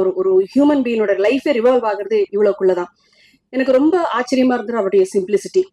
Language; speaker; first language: Tamil; native; Tamil